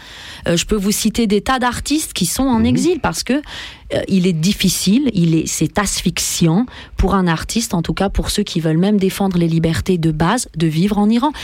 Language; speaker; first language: French; early bilingual, other home language; Persian